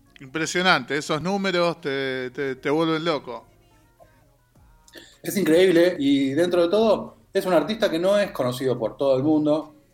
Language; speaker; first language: Spanish; native; Spanish